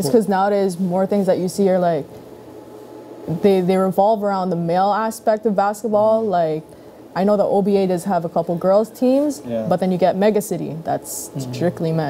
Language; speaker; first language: English; early bilingual, other home language; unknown